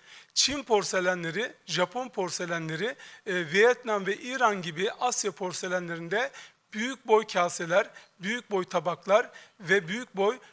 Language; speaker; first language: Turkish; native; Turkish